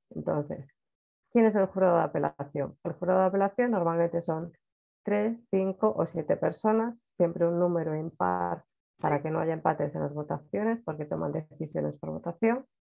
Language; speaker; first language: Spanish; native; Spanish